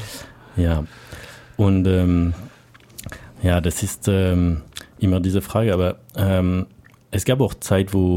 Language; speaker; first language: German; non-native, learner; French